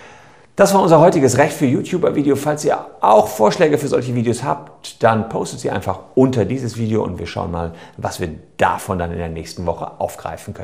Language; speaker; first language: German; native; German